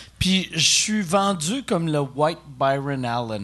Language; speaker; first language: French; native; French